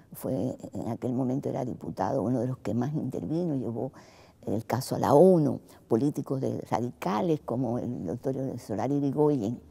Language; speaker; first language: Spanish; native; Spanish